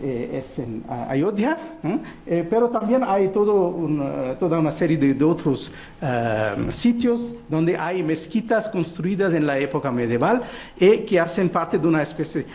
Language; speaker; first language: Spanish; non-native, fluent; Portuguese